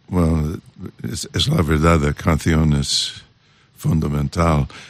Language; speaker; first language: Spanish; non-native, learner; English